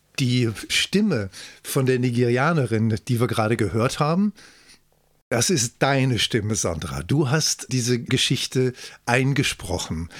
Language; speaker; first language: German; native; German